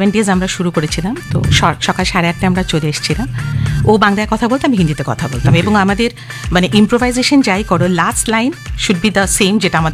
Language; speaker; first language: Bangla; non-native, local second language; Hindi